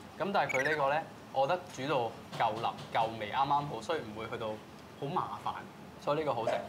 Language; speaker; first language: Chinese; native; Chinese